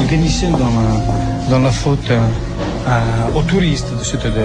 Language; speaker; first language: French; non-native, fluent; Italian